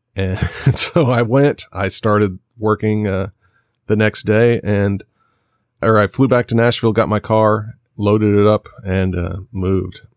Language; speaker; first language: English; native; English